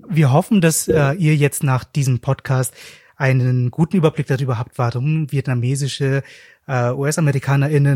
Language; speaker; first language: German; native; German